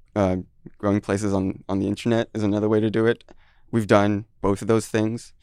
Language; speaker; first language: English; early bilingual, heritage; French